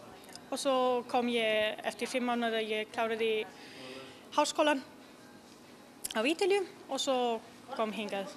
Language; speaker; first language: Icelandic; non-native, learner; Italian